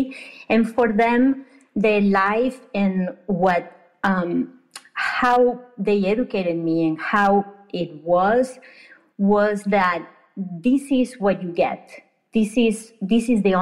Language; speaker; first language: English; non-native, fluent; Spanish